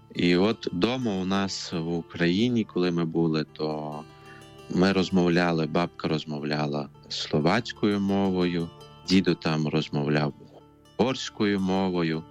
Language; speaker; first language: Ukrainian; non-native, local second language; Romany